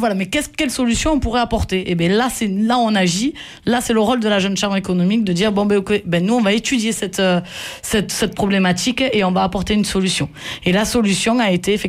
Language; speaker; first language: French; native; French